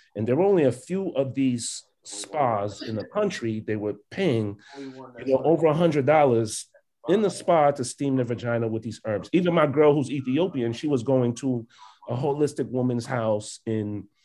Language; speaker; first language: English; early bilingual, other home language; Haitian Creole